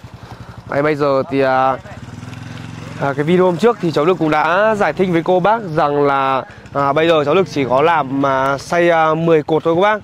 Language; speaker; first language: Vietnamese; native; Vietnamese